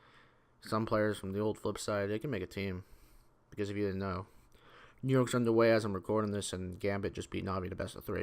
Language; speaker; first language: English; native; English